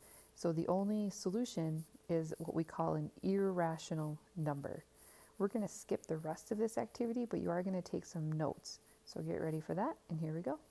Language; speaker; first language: English; native; English